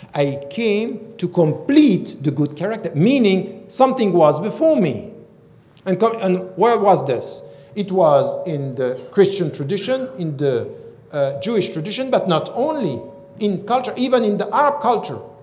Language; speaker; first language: English; non-native, fluent; French